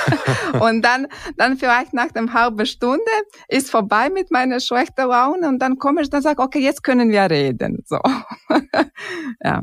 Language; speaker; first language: German; non-native, fluent; Croatian